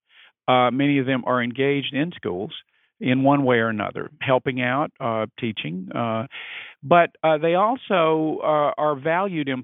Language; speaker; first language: English; native; English